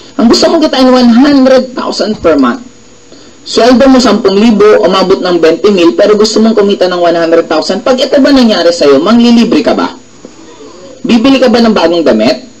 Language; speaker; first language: Filipino; native; Filipino